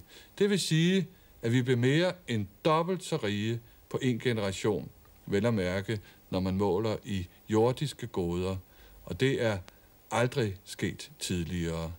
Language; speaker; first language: Danish; native; Danish